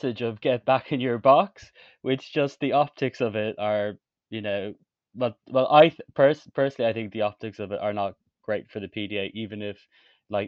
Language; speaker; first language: English; native; English